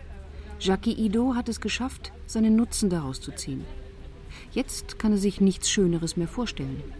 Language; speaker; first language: German; native; German